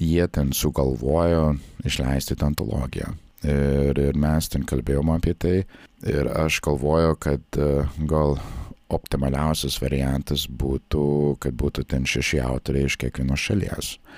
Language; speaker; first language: Lithuanian; non-native, fluent; English